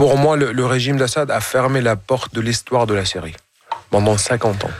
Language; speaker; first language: French; non-native, fluent; Arabic